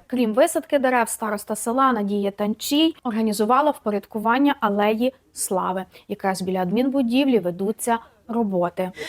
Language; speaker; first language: Ukrainian; native; Ukrainian